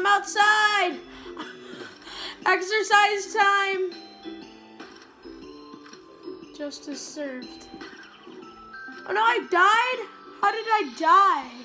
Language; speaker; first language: English; native; English